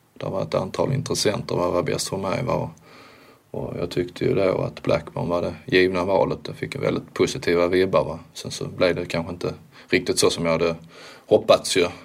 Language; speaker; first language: Swedish; native; Swedish